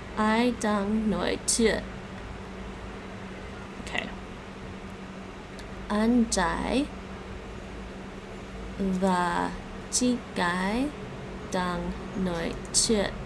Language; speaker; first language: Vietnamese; non-native, learner; English